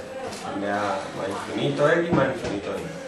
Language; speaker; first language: Spanish; native; Spanish